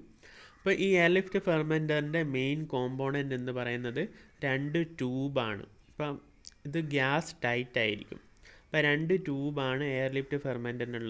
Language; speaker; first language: Malayalam; native; Malayalam